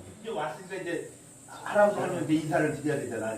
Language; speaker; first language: Korean; native; Korean